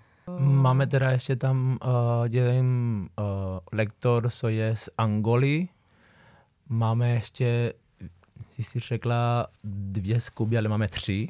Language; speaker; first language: Czech; non-native, fluent; Spanish